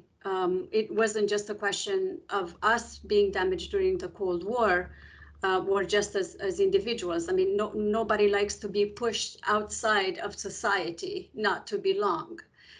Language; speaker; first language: English; non-native, fluent; Romanian